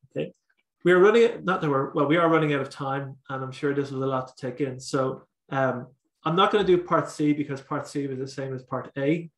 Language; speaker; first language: English; native; English